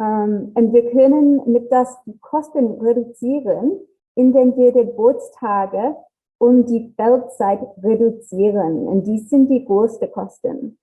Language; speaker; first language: German; non-native, learner; English